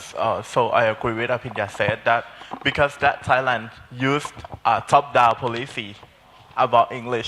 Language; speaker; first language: English; non-native, learner; Thai